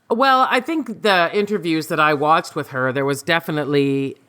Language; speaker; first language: English; native; English